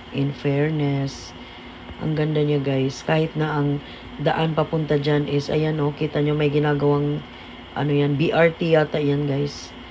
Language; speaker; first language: Filipino; native; Filipino